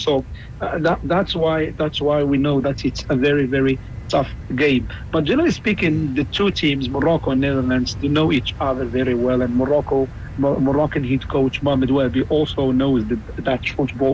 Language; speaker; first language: English; non-native, fluent; Arabic